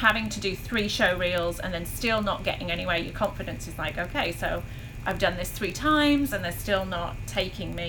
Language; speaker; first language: English; native; English